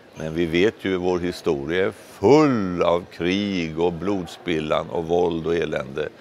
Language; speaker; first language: Swedish; native; Swedish